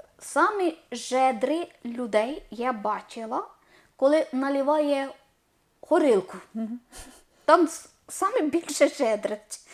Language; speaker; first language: Ukrainian; non-native, learner; Malayalam